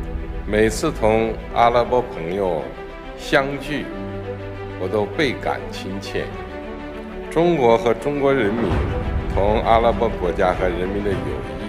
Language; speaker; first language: Chinese; native; Chinese